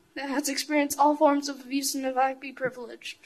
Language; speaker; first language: English; non-native, fluent; Chinese